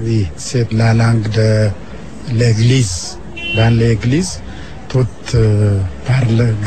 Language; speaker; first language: French; non-native, learner; Amharic